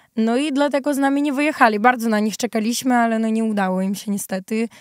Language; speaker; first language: Polish; early bilingual, other home language; Ukrainian